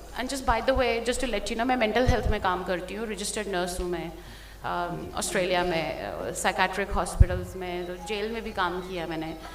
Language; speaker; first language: Hindi; native; Hindi